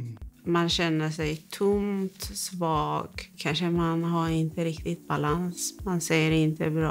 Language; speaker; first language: Swedish; non-native, fluent; Persian